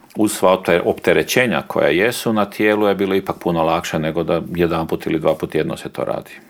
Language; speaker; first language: Croatian; native; Croatian